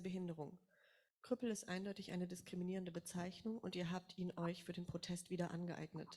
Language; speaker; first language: German; native; German